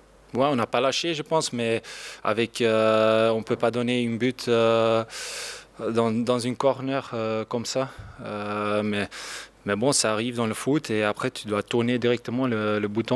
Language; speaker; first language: French; non-native, local second language; Dutch